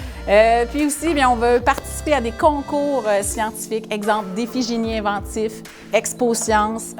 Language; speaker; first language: French; native; French